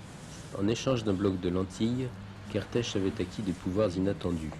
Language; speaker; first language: French; native; French